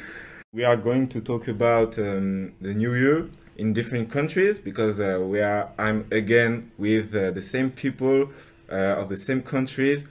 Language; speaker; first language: English; non-native, local second language; French